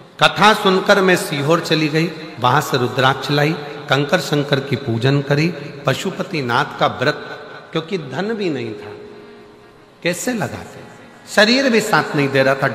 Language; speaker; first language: Hindi; native; Hindi